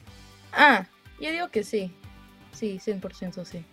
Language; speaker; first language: Spanish; early bilingual, heritage; Spanish